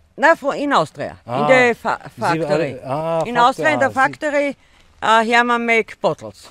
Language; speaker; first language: English; non-native, learner; German